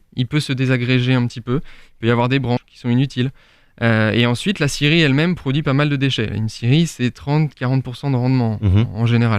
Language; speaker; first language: French; native; French